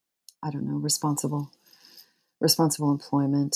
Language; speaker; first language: English; native; English